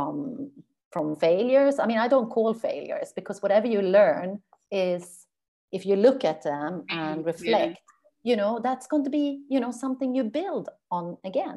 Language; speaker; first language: English; non-native, fluent; Swedish